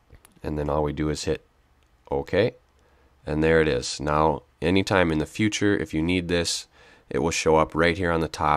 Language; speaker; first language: English; native; English